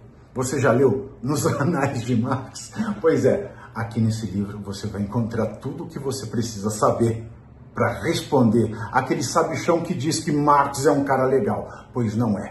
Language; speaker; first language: Portuguese; native; Portuguese